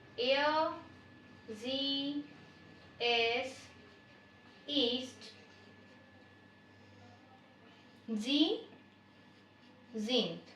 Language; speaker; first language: German; non-native, fluent; Hindi